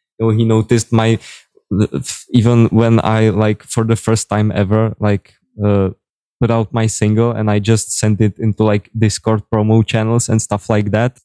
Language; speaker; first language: English; non-native, fluent; Czech